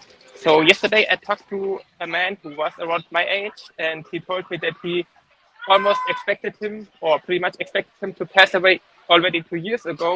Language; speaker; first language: English; non-native, fluent; German